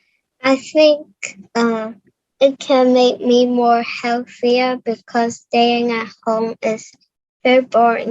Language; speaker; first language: English; non-native, learner; Cantonese